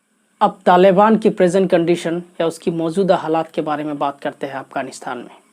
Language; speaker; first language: Hindi; non-native, local second language; Assamese